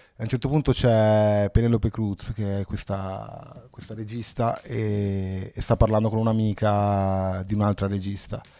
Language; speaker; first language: Italian; native; Italian